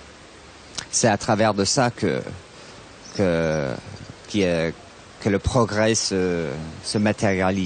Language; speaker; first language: French; non-native, fluent; English